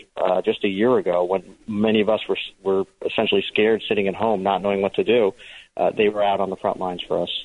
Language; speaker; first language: English; early bilingual, other home language; Hindi